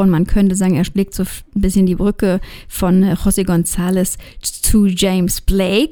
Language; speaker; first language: German; native; German